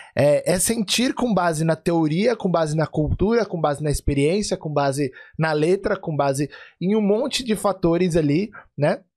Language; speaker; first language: Portuguese; native; Portuguese